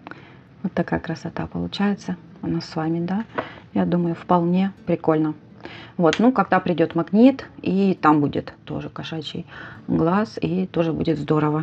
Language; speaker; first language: Russian; native; Russian